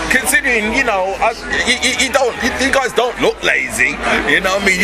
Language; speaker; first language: English; native; English